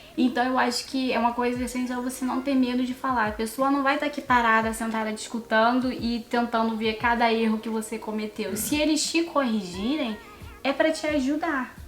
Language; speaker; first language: Portuguese; native; Portuguese